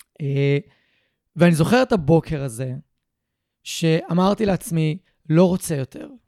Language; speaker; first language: Hebrew; native; Hebrew